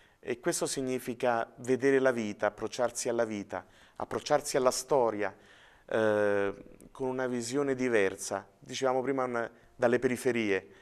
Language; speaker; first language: Italian; native; Italian